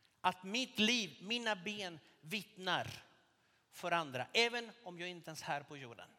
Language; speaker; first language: Swedish; non-native, fluent; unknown